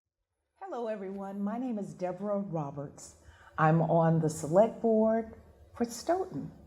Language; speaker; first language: English; native; English